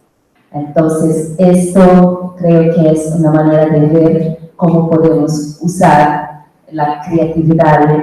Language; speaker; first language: Spanish; non-native, fluent; Portuguese